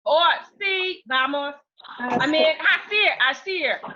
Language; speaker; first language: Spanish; non-native, learner; English